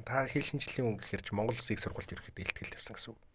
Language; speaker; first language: Mongolian; native; Mongolian